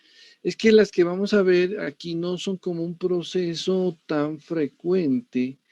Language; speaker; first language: Spanish; native; Spanish